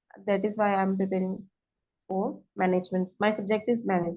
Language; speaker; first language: English; non-native, learner; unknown